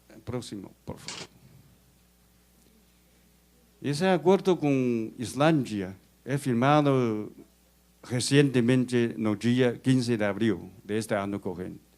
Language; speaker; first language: Spanish; non-native, fluent; Chinese